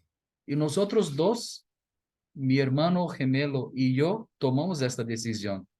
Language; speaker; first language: Spanish; non-native, fluent; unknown